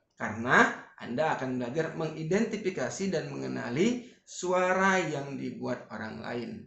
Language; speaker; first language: Indonesian; native; Indonesian